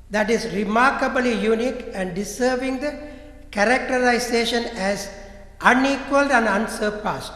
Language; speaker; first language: English; non-native, local second language; Tamil